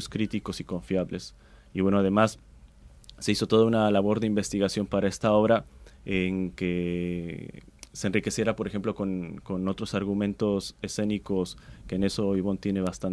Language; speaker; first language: Spanish; native; Spanish